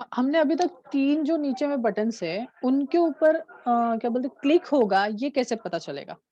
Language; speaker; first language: Hindi; non-native, local second language; Marathi